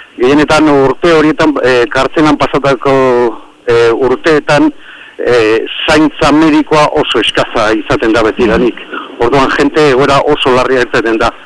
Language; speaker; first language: Basque; native; Basque